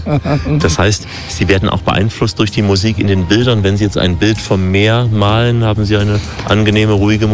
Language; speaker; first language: German; native; German